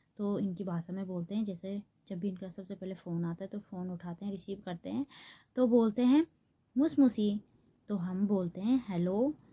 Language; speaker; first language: Hindi; native; Hindi